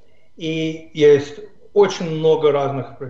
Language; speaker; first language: Russian; non-native, fluent; English